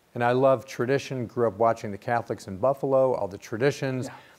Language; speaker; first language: English; native; English